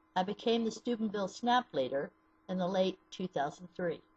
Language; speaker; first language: English; native; English